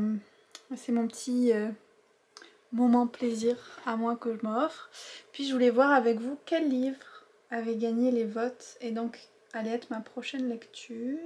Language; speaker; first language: French; native; French